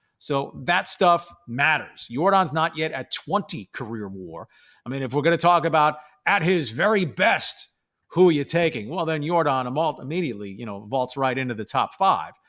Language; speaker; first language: English; native; English